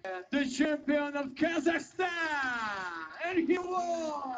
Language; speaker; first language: English; non-native, learner; Russian